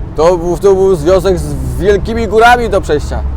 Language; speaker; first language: Polish; native; Polish